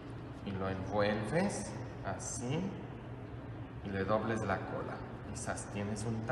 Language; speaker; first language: Spanish; non-native, fluent; English